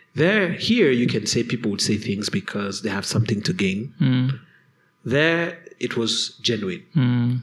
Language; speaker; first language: English; non-native, local second language; Kinyarwanda